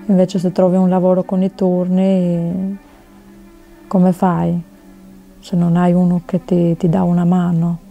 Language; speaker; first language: Italian; non-native, fluent; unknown